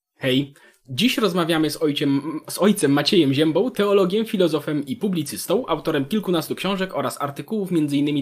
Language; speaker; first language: Polish; native; Polish